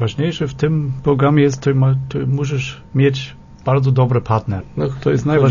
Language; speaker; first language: Polish; non-native, learner; German